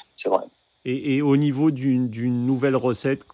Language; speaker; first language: French; native; French